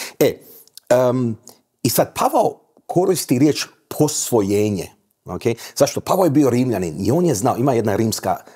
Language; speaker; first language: Croatian; early bilingual, heritage; Croatian